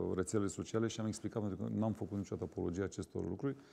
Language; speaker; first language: Romanian; native; Romanian